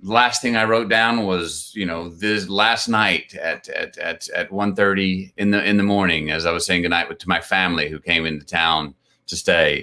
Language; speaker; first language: English; native; English